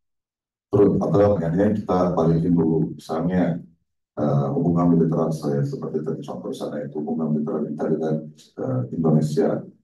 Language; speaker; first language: Indonesian; non-native, fluent; Turkish